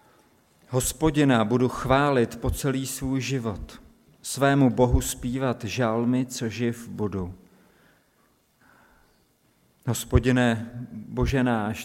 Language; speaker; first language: Czech; native; Czech